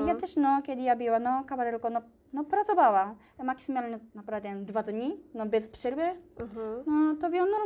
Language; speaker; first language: Polish; non-native, learner; Japanese